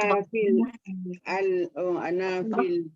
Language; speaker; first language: Arabic; non-native, learner; Malay